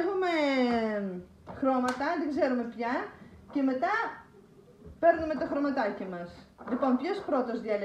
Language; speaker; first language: Greek; non-native, fluent; Russian